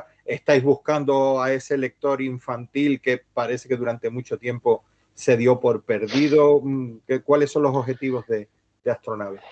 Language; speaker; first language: Spanish; native; Spanish